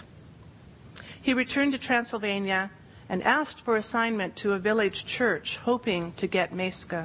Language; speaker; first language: English; native; English